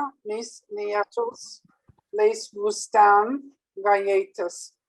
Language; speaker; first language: Spanish; non-native, learner; English